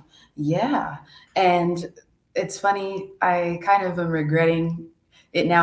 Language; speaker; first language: English; native; English